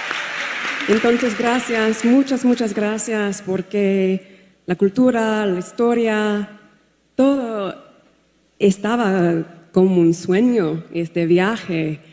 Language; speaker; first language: Spanish; non-native, learner; English